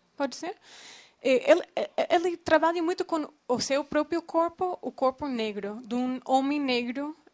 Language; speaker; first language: Portuguese; non-native, fluent; English